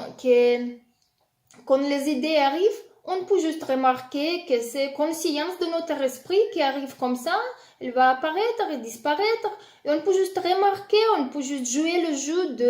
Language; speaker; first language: French; non-native, learner; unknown